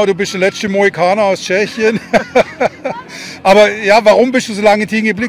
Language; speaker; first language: German; native; German